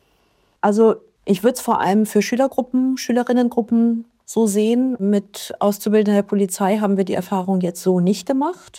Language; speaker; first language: German; native; German